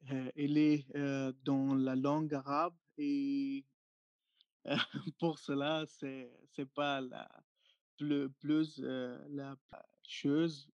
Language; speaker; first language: French; non-native, learner; Arabic